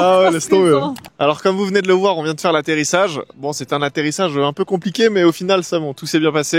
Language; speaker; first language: French; native; French